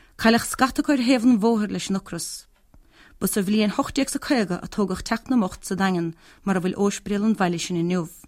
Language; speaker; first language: Irish; native; Irish